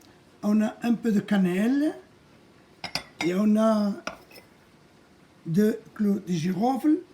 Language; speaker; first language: French; non-native, local second language; Arabic